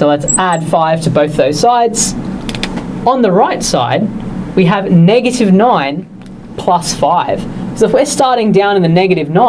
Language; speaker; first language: English; native; English